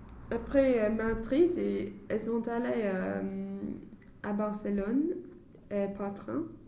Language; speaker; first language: French; non-native, learner; English